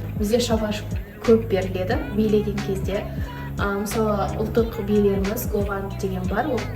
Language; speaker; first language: Kazakh; non-native, local second language; Kurdish